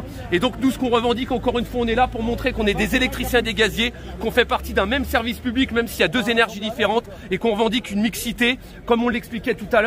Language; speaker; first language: French; native; French